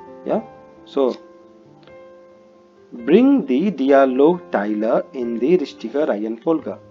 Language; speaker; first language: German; non-native, fluent; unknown